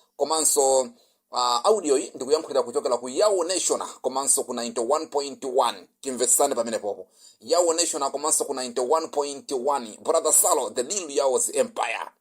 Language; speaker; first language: Nyanja; non-native, local second language; Yao